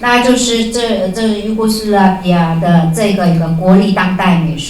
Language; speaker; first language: Chinese; native; Chinese